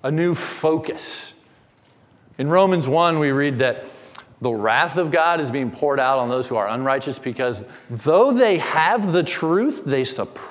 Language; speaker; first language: English; native; English